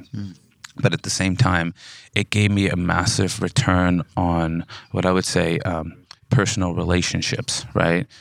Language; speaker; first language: English; native; English